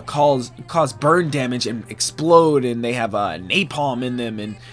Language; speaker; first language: English; native; English